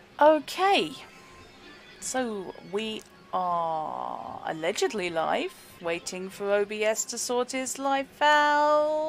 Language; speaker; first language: English; native; English